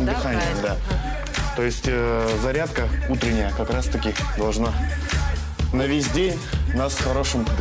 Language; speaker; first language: Russian; native; Russian